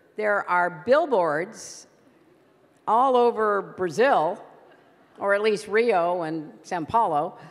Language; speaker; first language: English; native; English